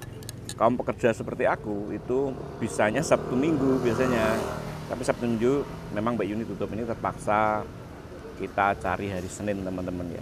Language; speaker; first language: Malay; non-native, local second language; Javanese